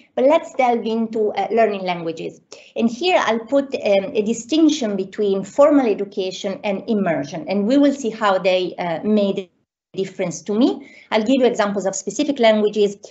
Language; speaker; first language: English; non-native, fluent; Italian